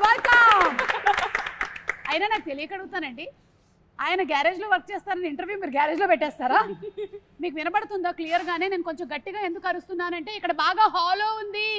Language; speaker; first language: Telugu; native; Telugu